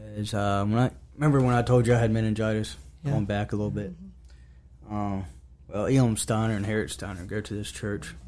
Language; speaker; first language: English; native; English